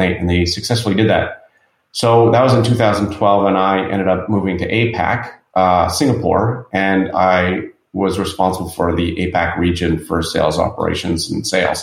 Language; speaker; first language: English; native; English